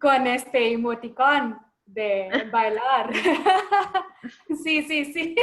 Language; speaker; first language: Spanish; non-native, learner; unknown